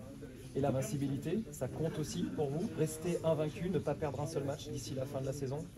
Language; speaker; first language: French; native; French